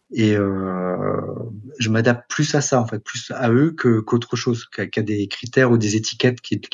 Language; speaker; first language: French; native; French